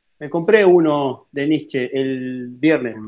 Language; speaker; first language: Spanish; native; Spanish